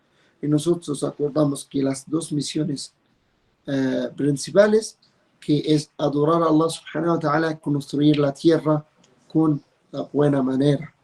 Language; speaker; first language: Spanish; non-native, fluent; Arabic